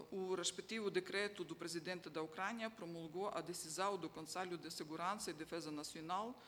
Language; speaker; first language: Portuguese; non-native, fluent; Ukrainian